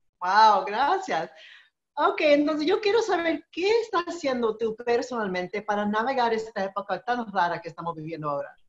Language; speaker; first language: Spanish; early bilingual, heritage; Spanish